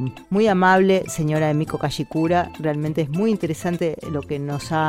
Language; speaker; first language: Spanish; native; Spanish